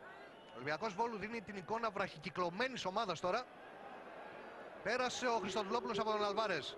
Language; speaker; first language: Greek; native; Greek